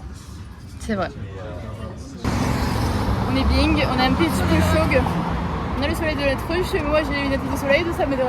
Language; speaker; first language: French; native; French